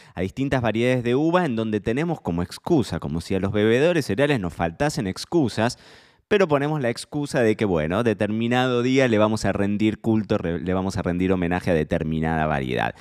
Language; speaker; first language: Spanish; native; Spanish